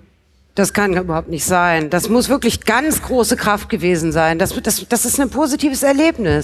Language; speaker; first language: German; native; German